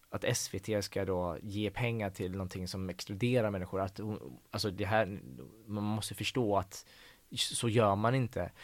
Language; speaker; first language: Swedish; early bilingual, other home language; Persian